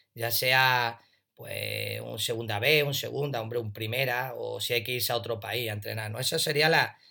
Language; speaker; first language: Spanish; native; Spanish